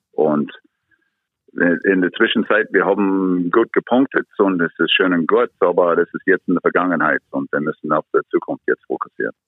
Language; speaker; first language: German; non-native, fluent; English